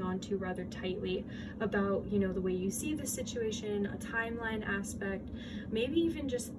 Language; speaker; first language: English; native; English